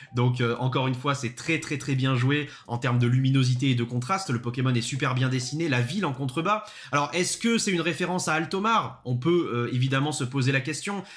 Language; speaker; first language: French; native; French